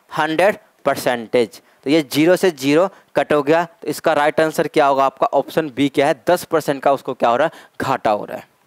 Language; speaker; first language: Hindi; native; Hindi